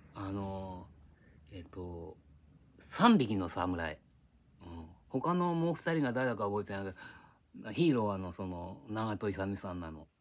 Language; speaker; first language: Japanese; native; Japanese